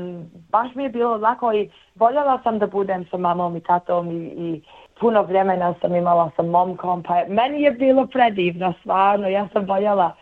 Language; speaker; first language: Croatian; early bilingual, heritage; Bosnian